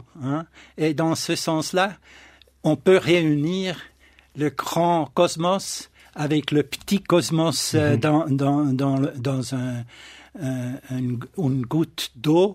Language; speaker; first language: French; non-native, local second language; German